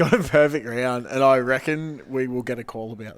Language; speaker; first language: English; native; English